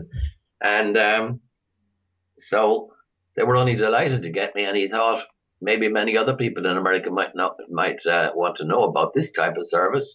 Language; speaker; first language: English; native; English